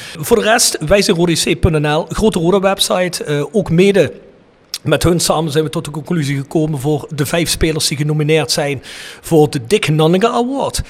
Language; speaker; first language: Dutch; native; Dutch